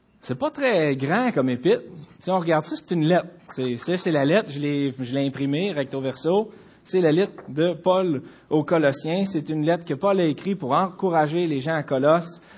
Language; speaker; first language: French; native; French